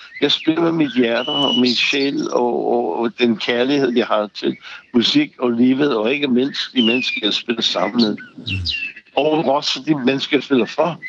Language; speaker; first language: Danish; non-native, fluent; English